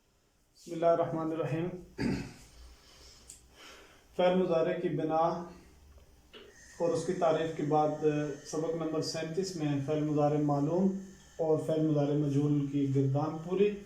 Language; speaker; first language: Urdu; native; Urdu